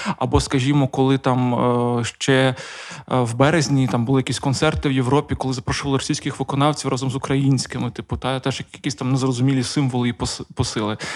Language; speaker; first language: Ukrainian; non-native, local second language; Russian